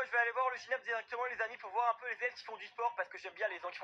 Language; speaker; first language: French; native; French